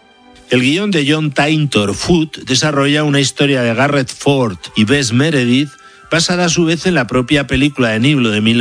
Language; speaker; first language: Spanish; native; Spanish